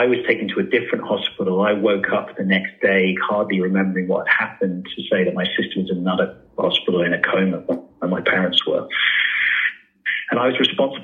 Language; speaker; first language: English; native; English